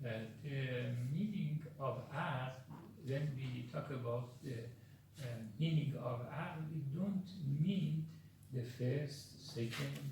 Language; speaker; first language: English; non-native, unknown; Persian